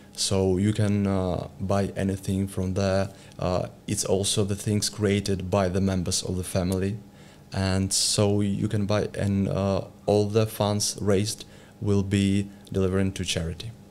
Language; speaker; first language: English; non-native, learner; Ukrainian